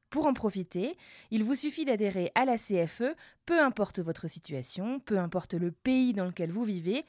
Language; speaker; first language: French; native; French